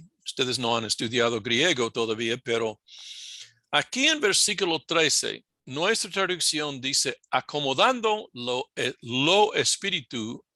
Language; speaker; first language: Spanish; non-native, fluent; English